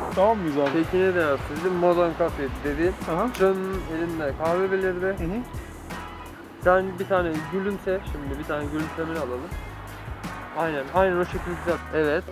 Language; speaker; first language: Turkish; native; Turkish